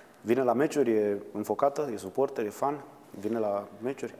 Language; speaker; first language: Romanian; native; Romanian